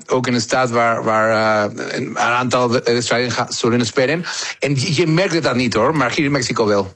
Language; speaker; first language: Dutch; non-native, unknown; Spanish